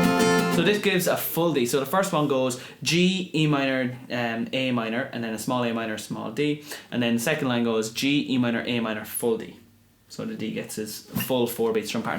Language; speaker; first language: English; native; English